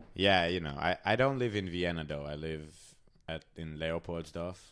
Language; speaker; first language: English; non-native, fluent; Hungarian